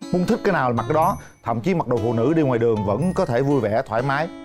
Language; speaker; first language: Vietnamese; native; Vietnamese